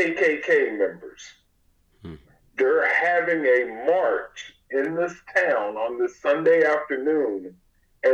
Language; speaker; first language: English; native; English